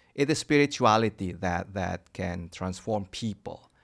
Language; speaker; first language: English; non-native, fluent; Indonesian